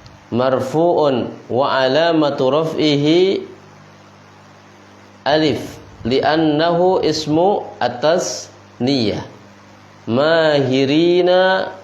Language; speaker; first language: Arabic; non-native, fluent; Indonesian